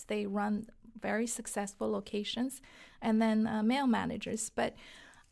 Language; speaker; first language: English; non-native, fluent; Chinese